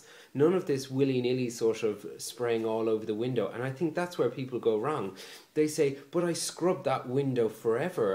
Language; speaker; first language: English; native; English